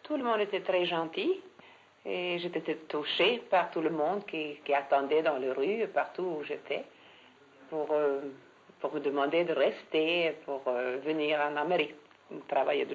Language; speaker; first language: French; non-native, fluent; Swedish